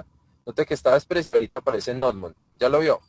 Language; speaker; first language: Spanish; native; Spanish